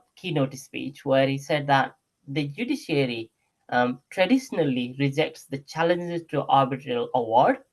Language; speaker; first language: English; non-native, local second language; Nepali